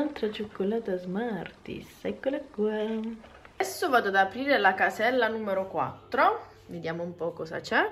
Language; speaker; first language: Italian; native; Italian